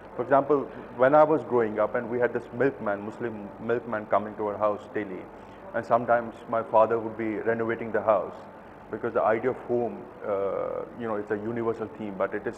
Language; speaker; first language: English; non-native, local second language; Kashmiri